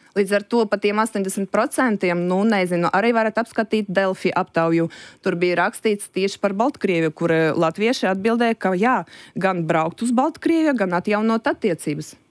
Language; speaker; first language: Latvian; non-native, local second language; Russian